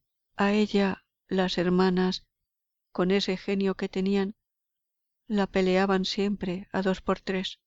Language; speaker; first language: Spanish; native; Spanish